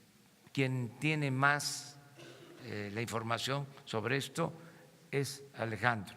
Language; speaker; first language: Spanish; native; Spanish